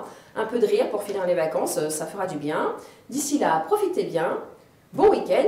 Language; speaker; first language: French; native; French